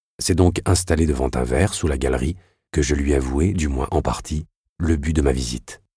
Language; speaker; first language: French; native; French